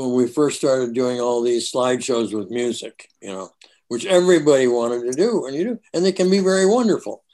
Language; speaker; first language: English; native; English